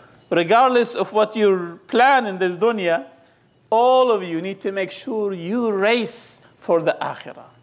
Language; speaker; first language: English; non-native, fluent; Arabic